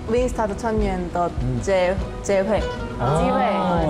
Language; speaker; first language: Chinese; non-native, learner; Korean